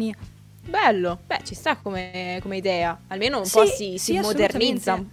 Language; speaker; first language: Italian; native; Italian